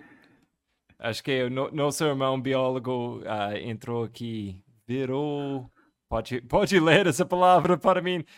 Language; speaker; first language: Portuguese; non-native, fluent; English